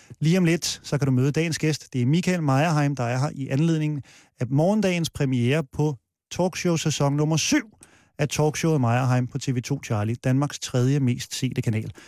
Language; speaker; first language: Danish; native; Danish